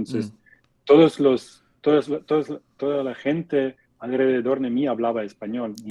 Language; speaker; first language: Spanish; non-native, fluent; German